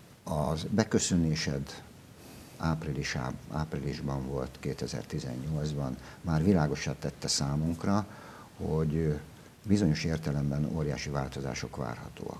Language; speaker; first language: Hungarian; native; Hungarian